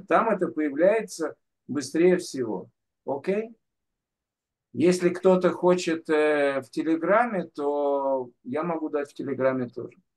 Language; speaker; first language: Russian; native; Russian